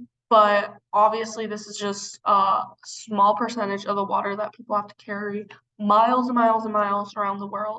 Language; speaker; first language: English; native; English